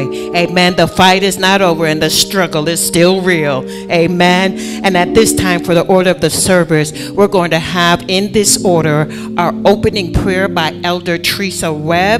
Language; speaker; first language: English; native; English